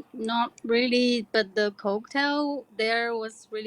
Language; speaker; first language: English; non-native, learner; Chinese